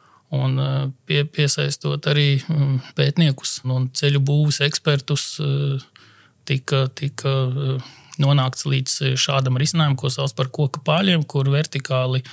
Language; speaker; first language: Latvian; native; Latvian